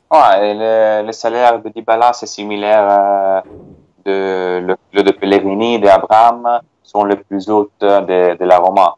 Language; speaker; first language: French; non-native, fluent; Italian